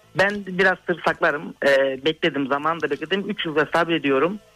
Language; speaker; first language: Turkish; native; Turkish